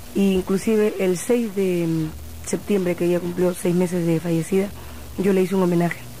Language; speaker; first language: Spanish; native; Spanish